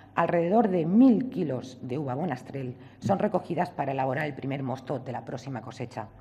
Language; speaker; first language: Spanish; native; Spanish